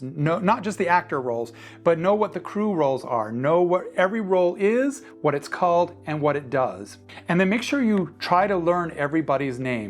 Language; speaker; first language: English; native; English